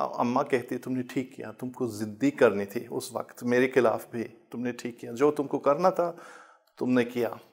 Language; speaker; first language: Urdu; non-native, fluent; German